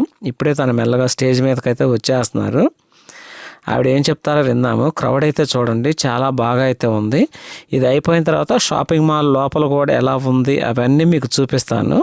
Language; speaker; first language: Telugu; native; Telugu